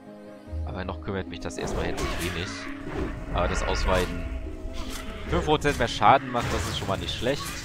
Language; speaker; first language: German; native; German